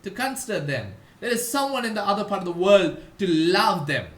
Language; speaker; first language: English; non-native, local second language; Malayalam